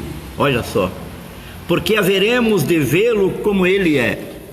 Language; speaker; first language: Portuguese; native; Portuguese